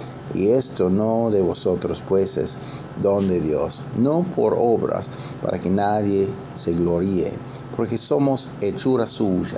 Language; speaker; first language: Spanish; non-native, fluent; English